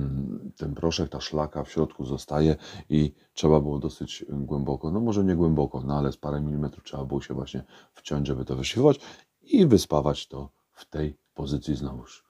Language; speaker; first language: Polish; native; Polish